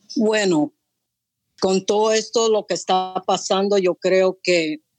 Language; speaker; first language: Spanish; early bilingual, heritage; Spanish